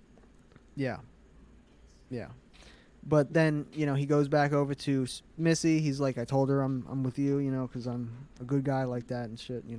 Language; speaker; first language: English; native; English